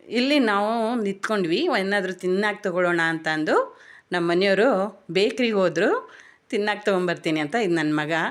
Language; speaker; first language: Kannada; native; Kannada